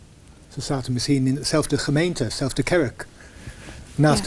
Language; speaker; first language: Dutch; non-native, fluent; English